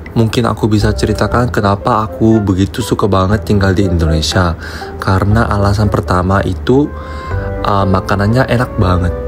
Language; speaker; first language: Indonesian; non-native, fluent; Korean